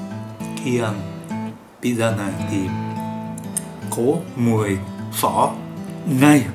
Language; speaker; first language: Vietnamese; non-native, learner; Japanese